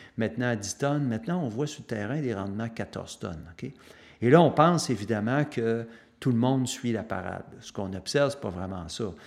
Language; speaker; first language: French; native; French